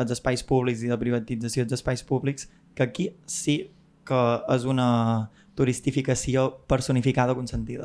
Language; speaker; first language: Catalan; native; Catalan